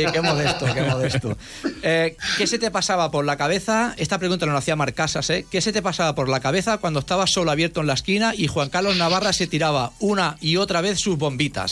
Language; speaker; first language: Spanish; native; Spanish